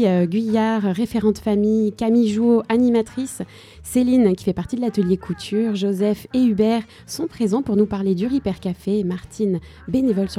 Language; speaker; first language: French; native; French